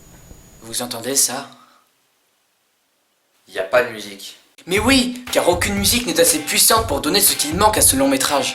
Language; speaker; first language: French; native; French